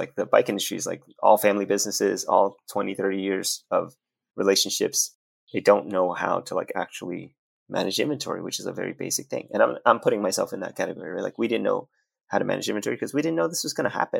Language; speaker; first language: English; native; English